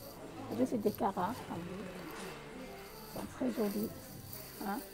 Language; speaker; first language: French; non-native, local second language; Arabic